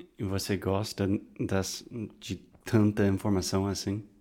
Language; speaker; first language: Portuguese; non-native, fluent; English